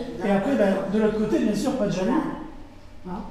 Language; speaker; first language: French; native; French